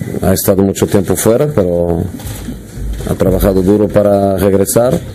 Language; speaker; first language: Spanish; non-native, fluent; Portuguese